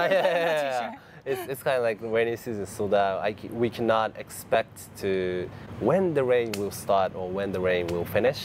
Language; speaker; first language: English; non-native, fluent; Japanese